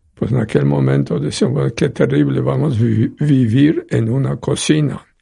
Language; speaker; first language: Spanish; non-native, fluent; Polish